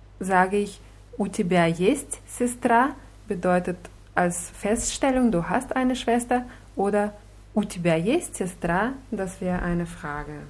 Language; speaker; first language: German; non-native, fluent; Russian